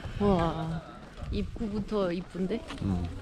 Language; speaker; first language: Korean; non-native, fluent; French